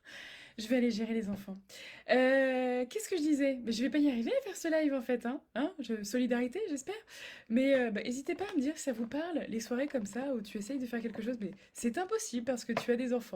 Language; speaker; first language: French; native; French